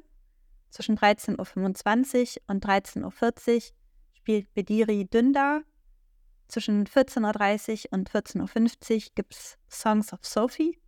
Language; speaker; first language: German; native; German